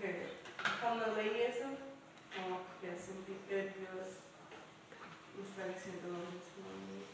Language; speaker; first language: Spanish; early bilingual, heritage; English